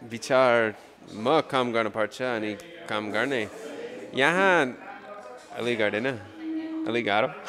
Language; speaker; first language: Nepali; non-native, learner; English